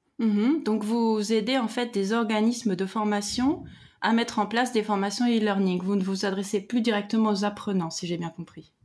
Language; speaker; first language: French; native; French